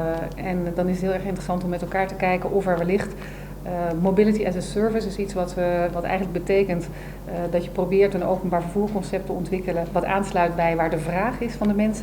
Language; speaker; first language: Dutch; native; Dutch